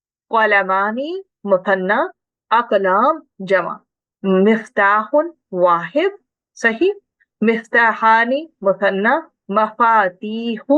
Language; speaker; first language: Arabic; non-native, fluent; Urdu